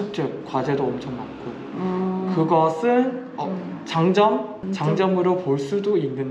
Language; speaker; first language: Korean; non-native, fluent; Vietnamese